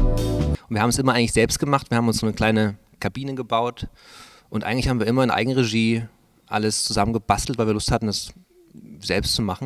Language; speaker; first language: German; native; German